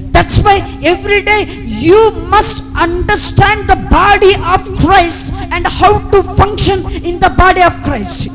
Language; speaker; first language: English; non-native, local second language; Telugu